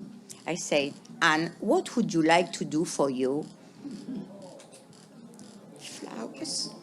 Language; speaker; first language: English; non-native, fluent; French